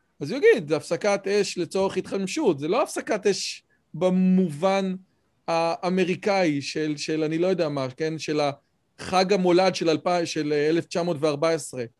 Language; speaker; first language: Hebrew; native; Hebrew